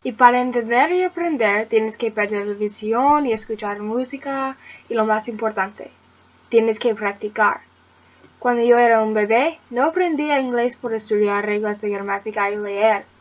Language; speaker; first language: Spanish; non-native, learner; English